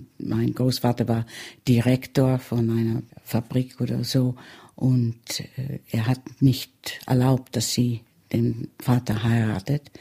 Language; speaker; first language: German; early bilingual, heritage; German